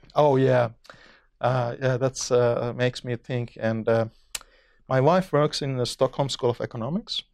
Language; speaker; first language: English; non-native, fluent; Finnish